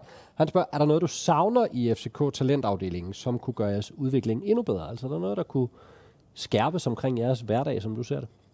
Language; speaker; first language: Danish; native; Danish